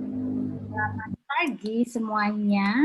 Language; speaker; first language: Indonesian; native; Indonesian